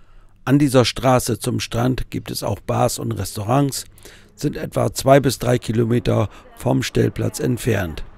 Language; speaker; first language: German; native; German